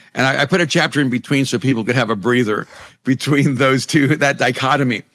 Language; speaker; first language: English; non-native, fluent; Spanish